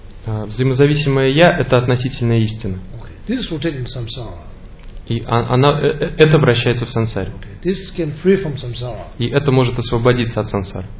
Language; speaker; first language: Russian; native; Russian